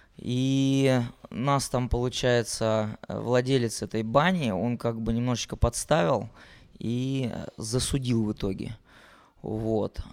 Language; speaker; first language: Russian; native; Russian